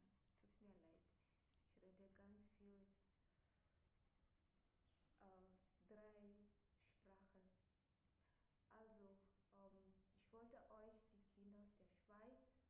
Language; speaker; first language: German; non-native, learner; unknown